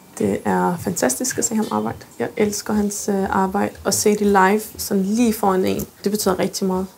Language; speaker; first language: Danish; early bilingual, other home language; Arabic